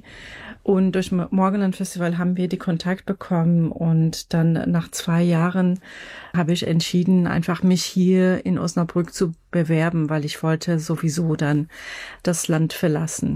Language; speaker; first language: German; non-native, fluent; Persian